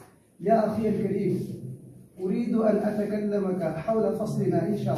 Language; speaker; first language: Arabic; non-native, learner; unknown